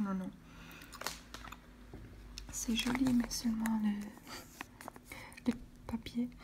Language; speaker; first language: French; non-native, fluent; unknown